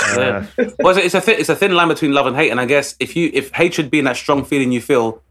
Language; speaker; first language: English; native; English